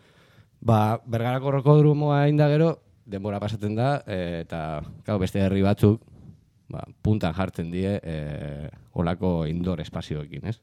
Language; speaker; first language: Basque; native; Basque